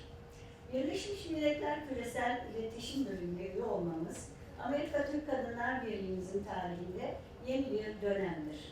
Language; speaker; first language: Turkish; native; Turkish